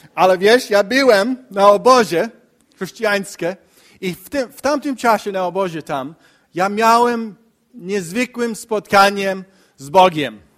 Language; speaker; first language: Polish; non-native, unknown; English